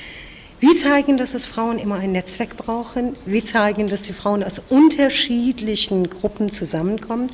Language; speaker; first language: German; non-native, fluent; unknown